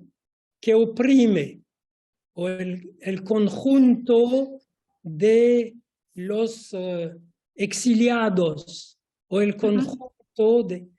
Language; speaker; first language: Spanish; non-native, fluent; French